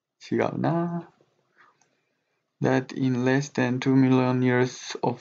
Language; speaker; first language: English; non-native, learner; Japanese